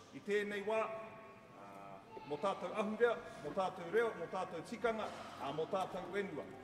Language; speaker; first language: Māori; native; Māori